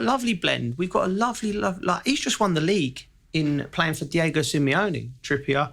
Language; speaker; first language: English; native; English